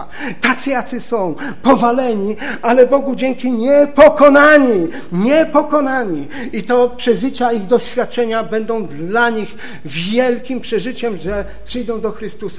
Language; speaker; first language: Polish; native; Polish